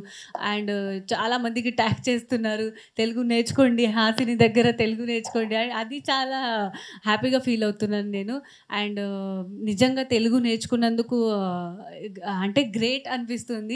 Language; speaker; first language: Telugu; non-native, fluent; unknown